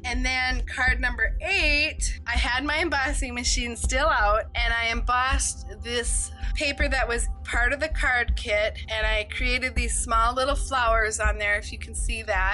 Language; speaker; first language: English; native; English